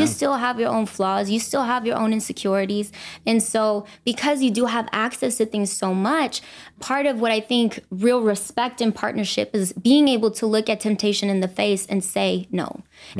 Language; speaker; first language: English; early bilingual, other home language; Spanish